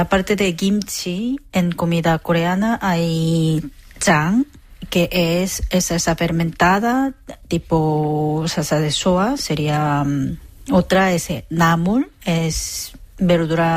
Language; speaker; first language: Spanish; non-native, fluent; Korean